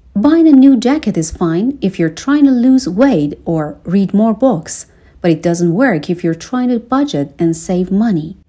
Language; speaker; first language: English; non-native, fluent; Persian